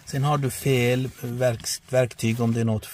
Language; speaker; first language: Swedish; non-native, fluent; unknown